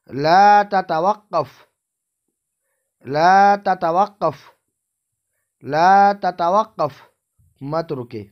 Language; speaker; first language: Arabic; non-native, fluent; Urdu